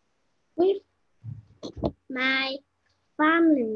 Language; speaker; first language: English; non-native, learner; Vietnamese